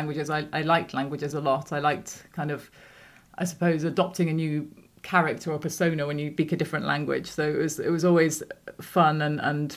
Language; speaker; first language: English; native; English